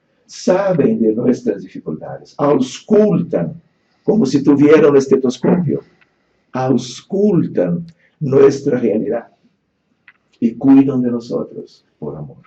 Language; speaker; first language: Spanish; non-native, fluent; Portuguese